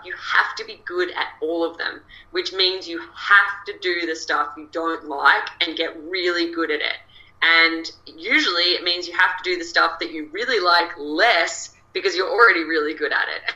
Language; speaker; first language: English; native; English